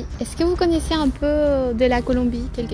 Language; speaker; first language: French; non-native, fluent; Spanish